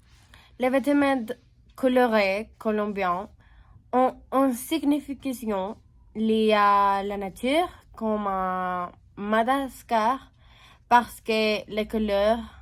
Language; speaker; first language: French; non-native, learner; Spanish